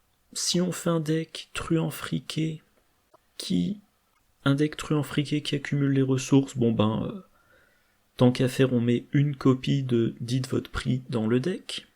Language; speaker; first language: French; native; French